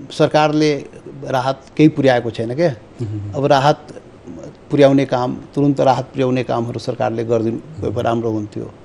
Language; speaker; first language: Nepali; non-native, local second language; Maithili